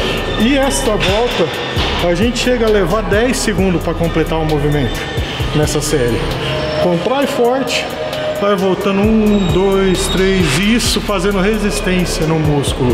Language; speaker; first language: Portuguese; native; Portuguese